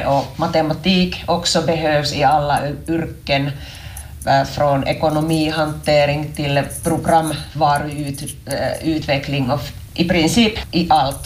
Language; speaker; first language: Swedish; non-native, local second language; Finnish